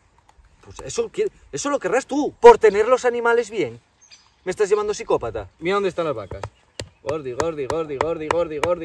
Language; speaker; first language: Spanish; native; Spanish